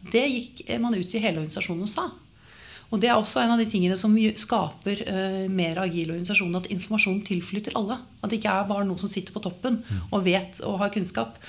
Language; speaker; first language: Norwegian; native; Norwegian